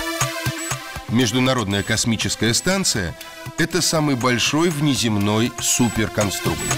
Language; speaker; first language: Russian; native; Russian